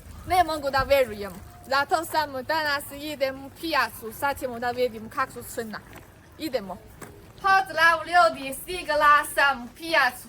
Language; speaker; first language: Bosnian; non-native, learner; Chinese